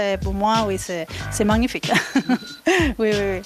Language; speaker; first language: French; non-native, fluent; Spanish